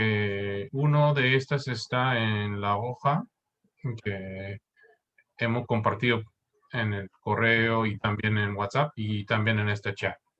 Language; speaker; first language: Spanish; non-native, fluent; English